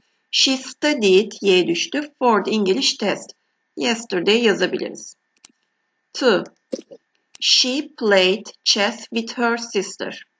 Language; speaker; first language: English; non-native, fluent; Turkish